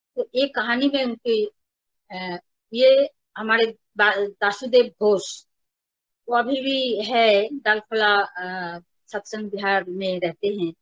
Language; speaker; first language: Hindi; non-native, local second language; Bangla